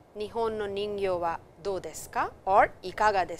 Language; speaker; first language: Japanese; non-native, fluent; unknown